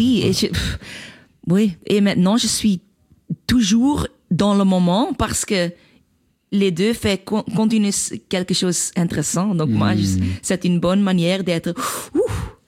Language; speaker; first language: French; non-native, local second language; Dutch